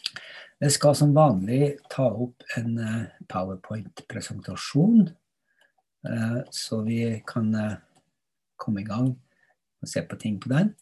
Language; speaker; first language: Norwegian; native; Norwegian